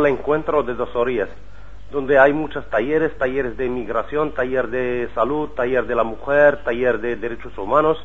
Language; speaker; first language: Spanish; non-native, learner; Arabic